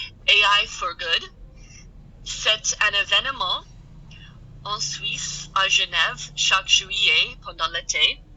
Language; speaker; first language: French; non-native, learner; English